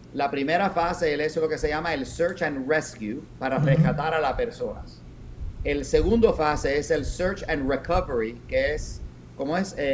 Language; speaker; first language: Spanish; early bilingual, heritage; Spanish